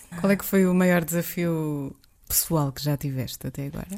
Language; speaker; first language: Portuguese; native; Portuguese